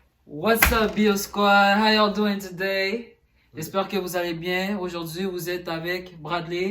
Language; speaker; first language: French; early bilingual, other home language; Haitian Creole